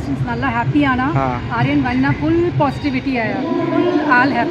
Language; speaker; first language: Malayalam; non-native, learner; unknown